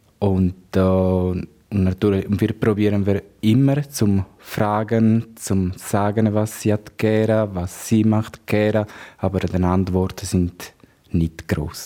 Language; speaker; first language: German; non-native, learner; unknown